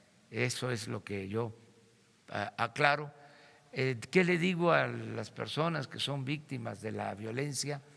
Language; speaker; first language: Spanish; native; Spanish